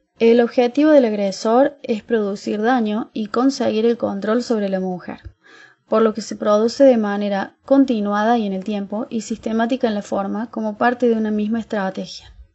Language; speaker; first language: Spanish; native; Spanish